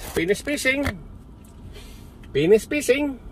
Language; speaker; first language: English; non-native, learner; Filipino